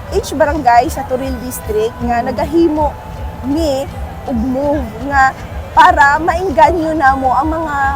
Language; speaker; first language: Cebuano; non-native, local second language; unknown